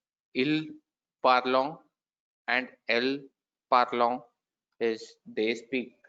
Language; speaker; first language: French; non-native, learner; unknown